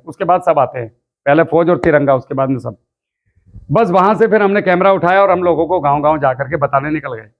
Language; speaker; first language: Hindi; native; Hindi